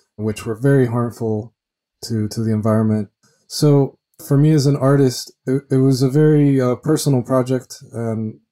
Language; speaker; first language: English; early bilingual, other home language; Spanish